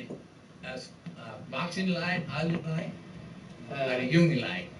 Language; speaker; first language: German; non-native, learner; English